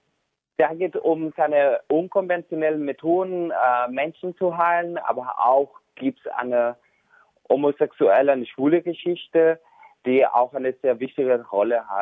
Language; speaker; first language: German; non-native, fluent; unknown